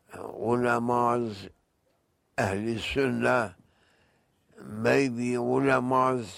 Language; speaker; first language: English; non-native, fluent; Turkish